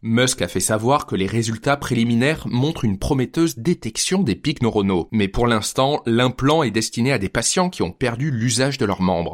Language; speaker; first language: French; native; French